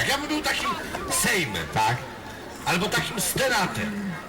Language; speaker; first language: Polish; native; Polish